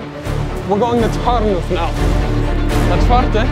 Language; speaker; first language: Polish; non-native, learner; English